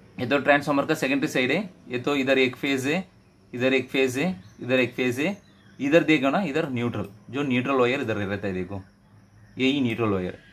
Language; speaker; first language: Hindi; non-native, local second language; Tamil